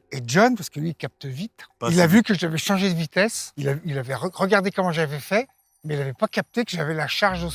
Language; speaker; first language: French; native; French